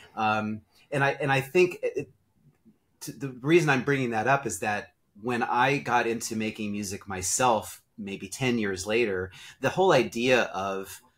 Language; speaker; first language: English; native; English